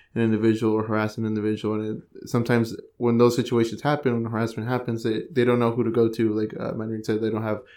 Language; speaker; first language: English; native; English